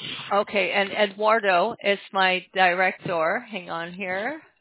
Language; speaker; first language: English; native; English